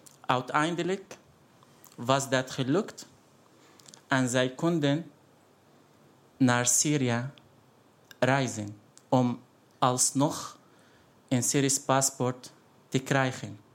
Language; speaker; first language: Dutch; non-native, fluent; Arabic